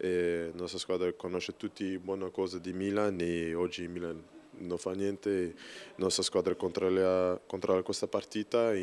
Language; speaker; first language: Italian; non-native, learner; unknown